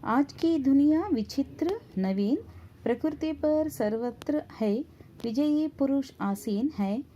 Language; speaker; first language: Hindi; non-native, local second language; Kannada